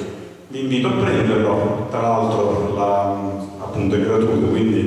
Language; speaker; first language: Italian; native; Italian